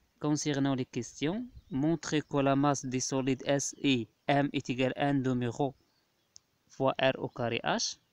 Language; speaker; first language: French; non-native, local second language; Arabic